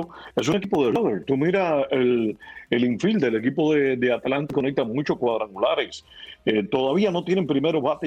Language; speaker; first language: Spanish; native; Spanish